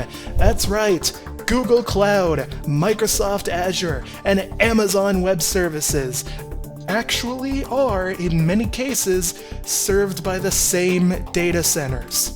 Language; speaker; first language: English; native; English